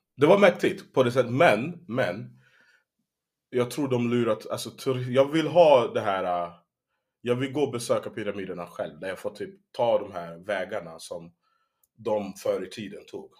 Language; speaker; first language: Swedish; early bilingual, heritage; Swedish